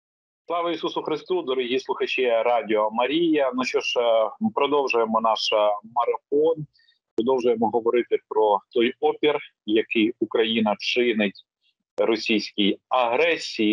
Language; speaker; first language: Ukrainian; native; Ukrainian